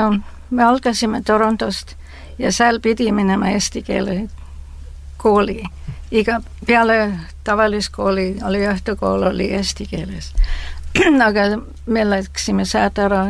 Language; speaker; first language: Estonian; early bilingual, heritage; Estonian